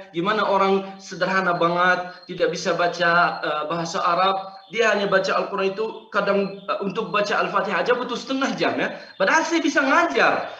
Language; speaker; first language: Indonesian; non-native, fluent; Arabic